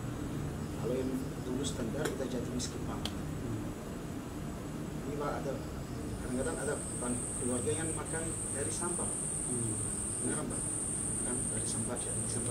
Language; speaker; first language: Indonesian; non-native, fluent; Arabic